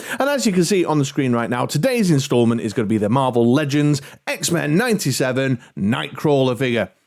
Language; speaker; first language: English; native; English